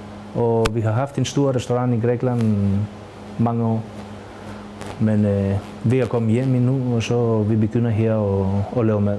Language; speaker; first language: Danish; non-native, fluent; Greek